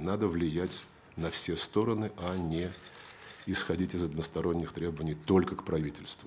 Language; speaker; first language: Russian; native; Russian